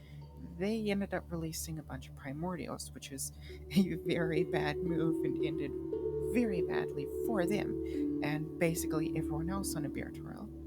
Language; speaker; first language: English; native; English